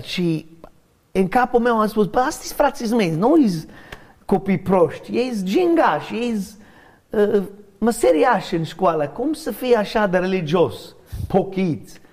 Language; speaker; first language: Romanian; non-native, learner; English